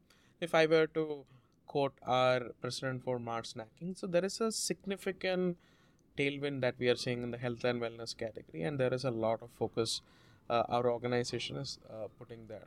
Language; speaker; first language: English; non-native, local second language; Malayalam